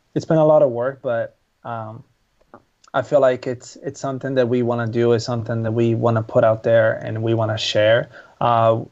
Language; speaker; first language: English; non-native, fluent; Italian